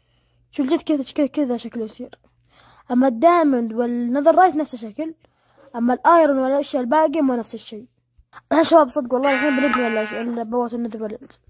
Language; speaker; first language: Arabic; native; Arabic